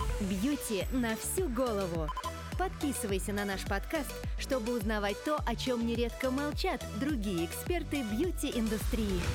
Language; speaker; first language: Russian; native; Russian